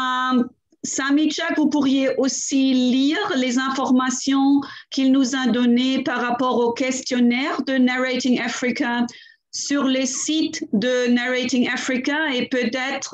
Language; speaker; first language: French; non-native, fluent; German